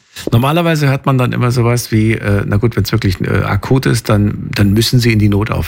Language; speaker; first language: German; native; German